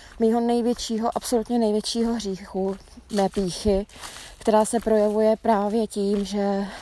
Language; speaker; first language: Czech; native; Czech